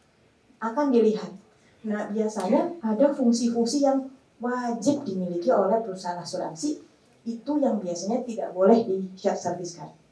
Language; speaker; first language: Indonesian; native; Indonesian